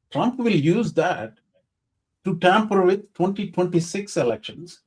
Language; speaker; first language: English; non-native, local second language; Telugu